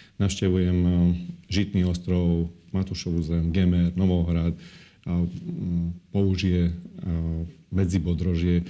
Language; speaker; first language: Slovak; non-native, local second language; Hungarian